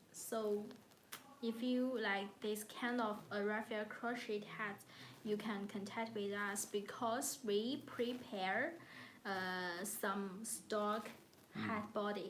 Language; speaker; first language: English; non-native, learner; Chinese